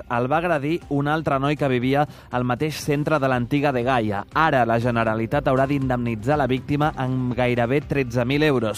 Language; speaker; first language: Catalan; native; Catalan